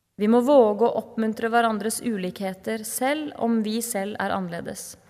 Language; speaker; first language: Norwegian; native; Norwegian